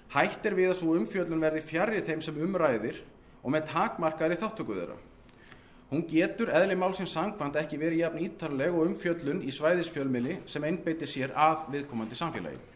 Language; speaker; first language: Icelandic; native; Icelandic